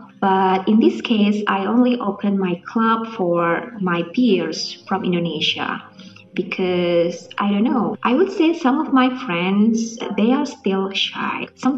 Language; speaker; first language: English; non-native, fluent; Indonesian